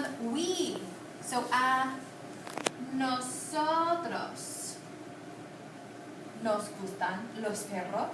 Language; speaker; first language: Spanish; non-native, fluent; English